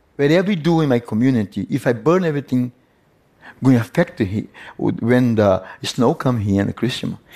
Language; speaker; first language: English; non-native, learner; Portuguese